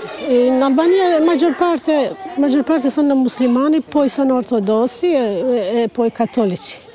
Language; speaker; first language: Italian; non-native, fluent; Albanian